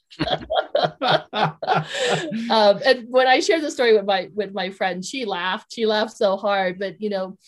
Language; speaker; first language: English; early bilingual, other home language; Vietnamese